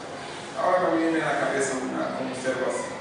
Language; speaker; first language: Spanish; non-native, fluent; Portuguese